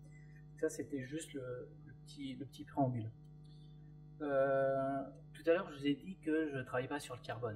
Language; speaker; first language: French; native; French